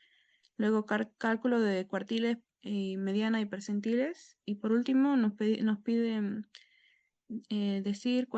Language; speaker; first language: Spanish; native; Spanish